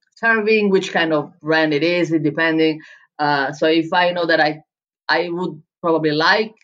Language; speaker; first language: English; non-native, fluent; Italian